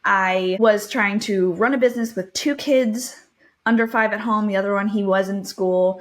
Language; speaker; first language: English; native; English